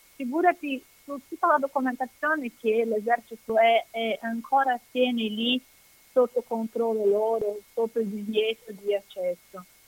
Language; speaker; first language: Italian; non-native, fluent; Portuguese